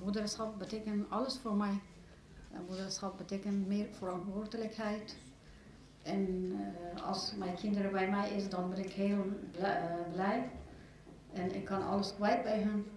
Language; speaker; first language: Dutch; non-native, learner; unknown